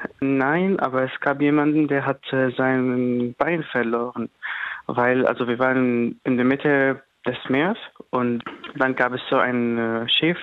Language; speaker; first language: German; non-native, fluent; Arabic